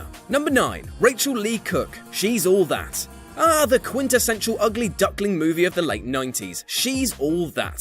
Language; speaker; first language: English; native; English